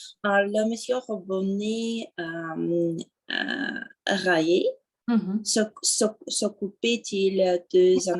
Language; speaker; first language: French; non-native, learner; Russian